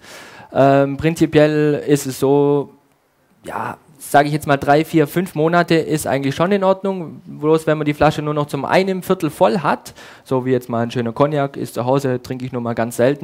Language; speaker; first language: German; native; German